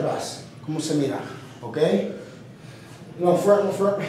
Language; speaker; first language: Spanish; early bilingual, heritage; Spanish